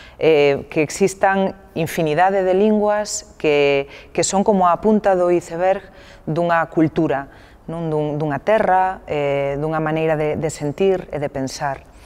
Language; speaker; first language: Galician; non-native, local second language; Spanish